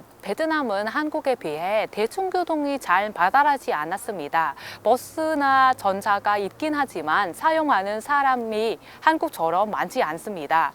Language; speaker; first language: Korean; non-native, fluent; Vietnamese